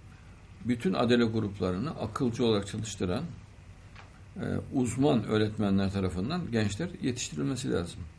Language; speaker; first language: Turkish; native; Turkish